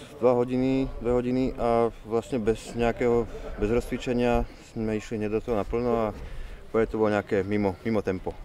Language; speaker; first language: Czech; non-native, local second language; Slovak